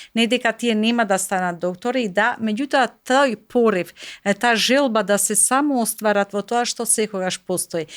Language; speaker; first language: Macedonian; non-native, local second language; Albanian